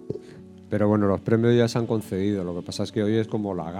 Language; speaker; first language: Spanish; native; Spanish